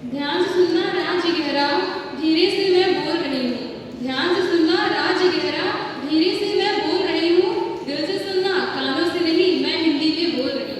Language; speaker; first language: Hindi; native; Hindi